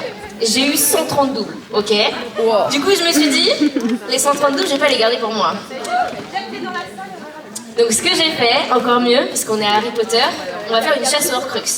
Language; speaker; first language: French; native; French